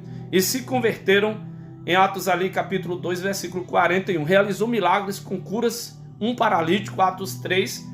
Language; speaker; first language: Portuguese; native; Portuguese